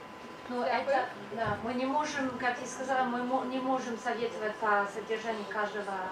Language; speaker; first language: Russian; non-native, fluent; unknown